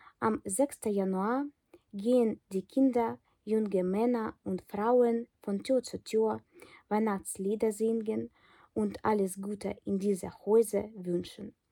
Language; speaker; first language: German; non-native, fluent; Ukrainian